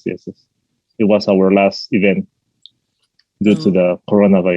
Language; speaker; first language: English; non-native, fluent; Spanish